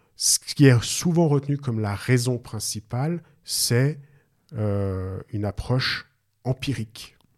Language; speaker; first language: French; native; French